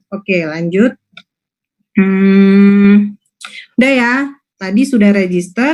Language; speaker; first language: Indonesian; native; Indonesian